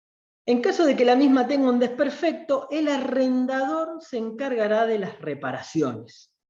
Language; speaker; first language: Spanish; native; Spanish